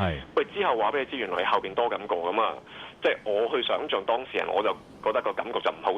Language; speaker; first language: Cantonese; native; Cantonese